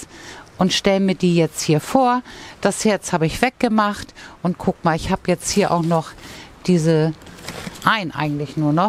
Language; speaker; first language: German; native; German